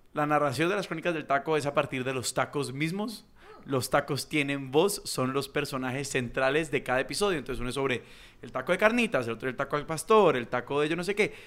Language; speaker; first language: Spanish; native; Spanish